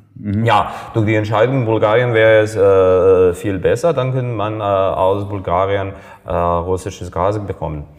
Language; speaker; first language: German; non-native, fluent; Serbian